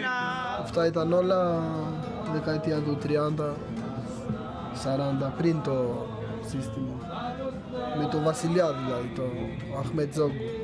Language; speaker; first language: Greek; non-native, fluent; Albanian